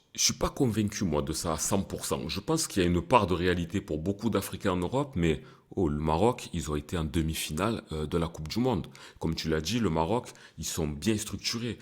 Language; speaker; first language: French; early bilingual, other home language; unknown